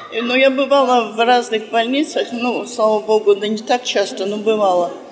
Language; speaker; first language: Russian; early bilingual, heritage; Russian